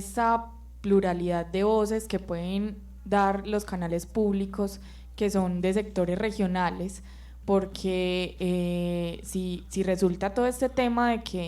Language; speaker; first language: Spanish; native; Spanish